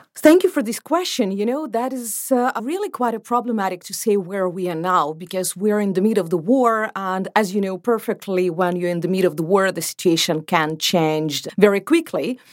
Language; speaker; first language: English; non-native, fluent; Ukrainian